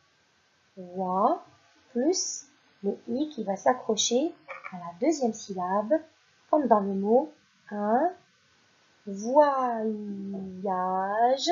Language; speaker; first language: French; non-native, local second language; Arabic